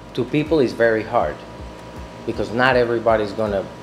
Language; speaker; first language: English; non-native, fluent; Spanish